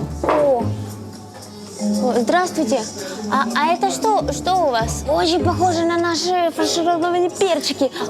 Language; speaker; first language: Russian; native; Russian